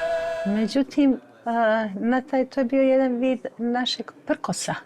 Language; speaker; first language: Bosnian; native; Bosnian